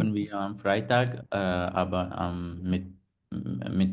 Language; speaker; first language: German; non-native, learner; Punjabi